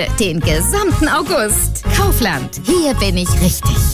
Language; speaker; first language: German; native; German